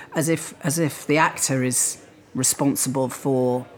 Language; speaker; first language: English; native; English